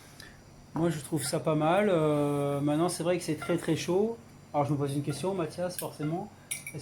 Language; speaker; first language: French; native; French